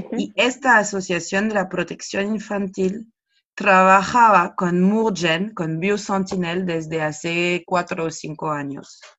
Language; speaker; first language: Spanish; non-native, fluent; French